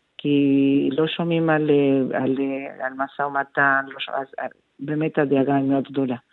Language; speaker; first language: Hebrew; non-native, fluent; Spanish